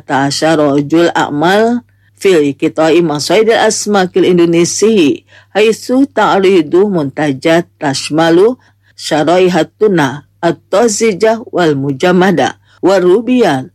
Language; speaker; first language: Arabic; non-native, fluent; Indonesian